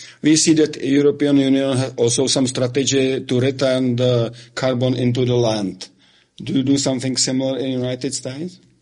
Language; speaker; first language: English; non-native, fluent; Czech